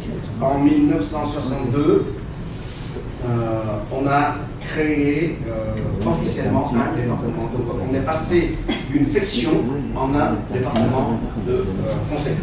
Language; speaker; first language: French; non-native, fluent; Vietnamese